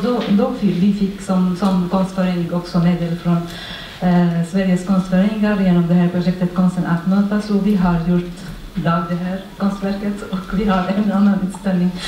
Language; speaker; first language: Swedish; non-native, fluent; Arabic